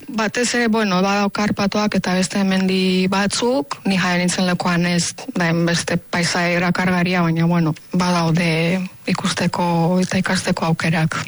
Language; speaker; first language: Basque; non-native, fluent; Romanian